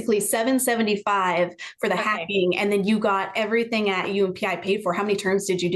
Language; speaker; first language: English; native; English